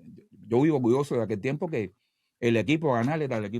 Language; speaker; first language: Spanish; native; Spanish